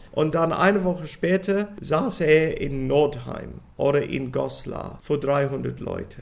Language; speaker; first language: German; non-native, fluent; English